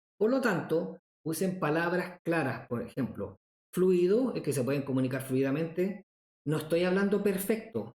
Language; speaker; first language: Spanish; native; Spanish